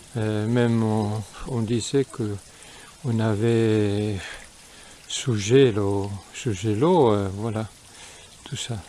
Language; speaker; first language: French; non-native, fluent; Spanish